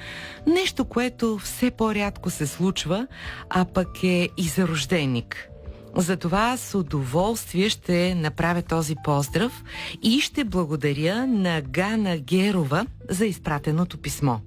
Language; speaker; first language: Bulgarian; native; Bulgarian